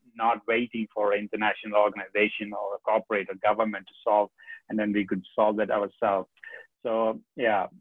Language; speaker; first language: English; non-native, local second language; Tamil